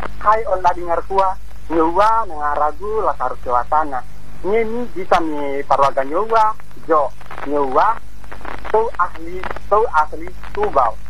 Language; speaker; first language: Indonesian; non-native, local second language; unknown